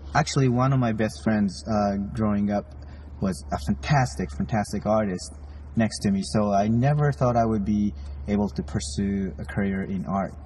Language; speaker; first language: English; non-native, fluent; Japanese